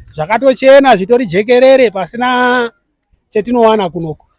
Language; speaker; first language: Shona; native; Shona